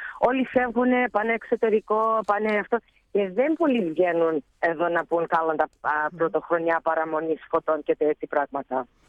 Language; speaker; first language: Greek; early bilingual, heritage; Greek